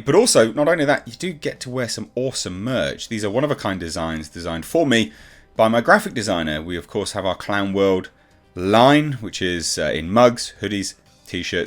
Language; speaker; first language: English; native; English